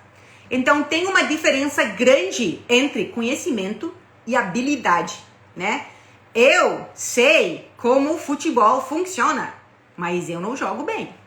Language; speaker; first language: Portuguese; non-native, fluent; English